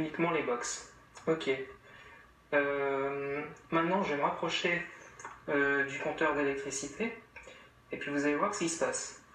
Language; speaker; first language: French; native; French